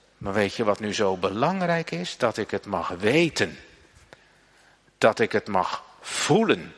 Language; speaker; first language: Dutch; native; Dutch